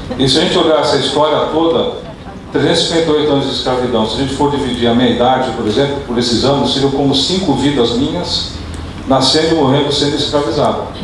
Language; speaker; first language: Portuguese; early bilingual, other home language; Dutch